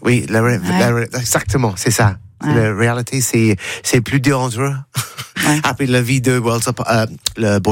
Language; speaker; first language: French; non-native, learner; English